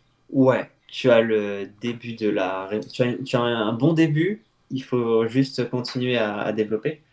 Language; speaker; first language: French; native; French